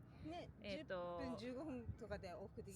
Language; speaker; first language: Japanese; native; Japanese